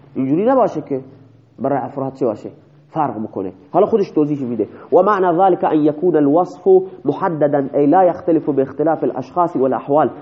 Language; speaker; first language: Persian; native; Persian